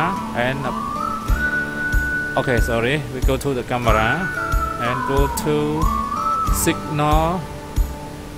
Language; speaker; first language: English; non-native, learner; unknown